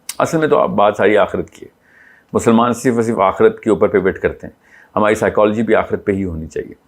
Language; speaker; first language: Urdu; native; Urdu